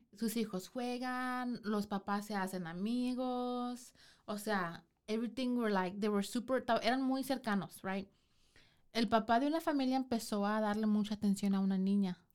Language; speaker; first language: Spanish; early bilingual, heritage; Spanish